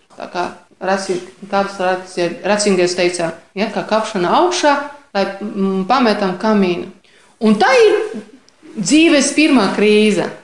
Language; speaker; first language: Latvian; non-native, fluent; Polish